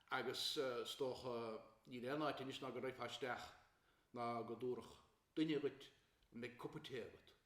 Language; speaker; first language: Irish; native; Irish